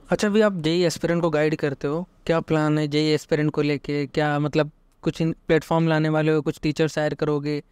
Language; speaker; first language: Hindi; native; Hindi